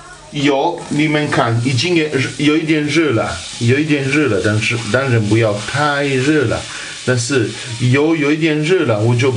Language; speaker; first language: Chinese; non-native, fluent; Italian